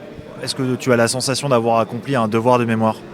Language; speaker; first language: French; native; French